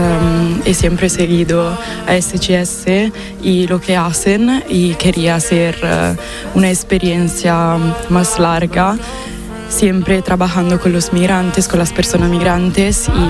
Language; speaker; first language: Spanish; non-native, fluent; Italian